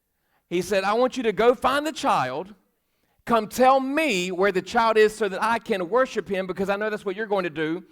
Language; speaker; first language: English; native; English